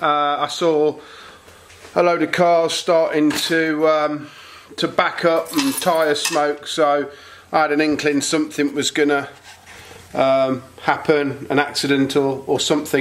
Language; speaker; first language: English; native; English